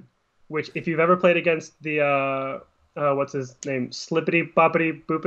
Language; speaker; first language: English; native; English